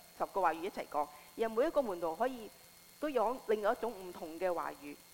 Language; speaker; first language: Chinese; non-native, local second language; Cantonese